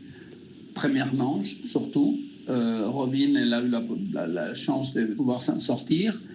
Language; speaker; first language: French; non-native, fluent; Spanish